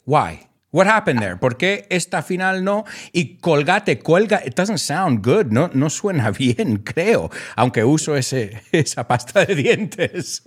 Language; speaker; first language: Spanish; non-native, fluent; English